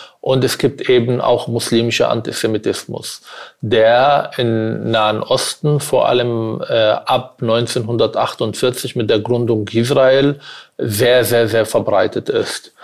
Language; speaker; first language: German; non-native, fluent; Arabic